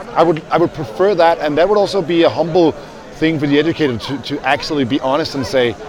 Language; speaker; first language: English; non-native, fluent; Danish